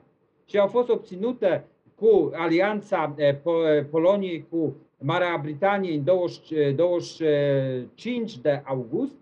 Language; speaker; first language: Romanian; non-native, learner; Polish